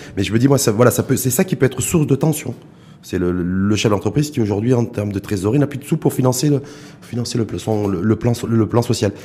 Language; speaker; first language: French; non-native, local second language; Arabic